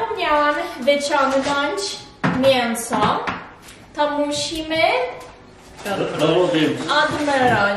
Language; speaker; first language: Polish; early bilingual, heritage; English